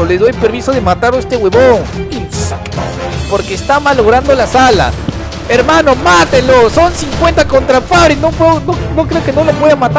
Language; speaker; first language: Spanish; native; Spanish